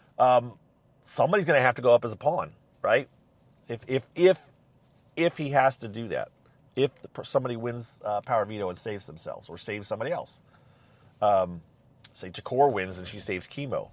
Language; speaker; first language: English; native; English